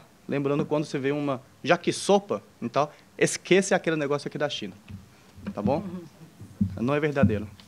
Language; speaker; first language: Portuguese; non-native, fluent; Chinese